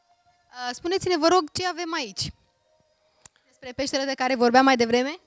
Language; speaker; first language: Romanian; native; Romanian